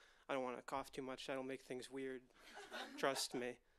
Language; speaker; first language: English; native; English